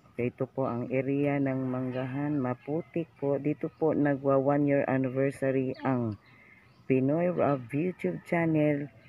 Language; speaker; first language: Filipino; non-native, local second language; Cebuano